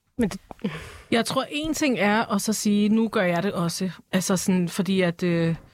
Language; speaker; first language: Danish; early bilingual, other home language; Persian